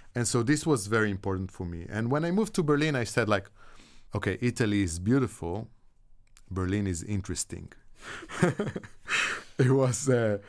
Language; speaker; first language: English; non-native, fluent; Hebrew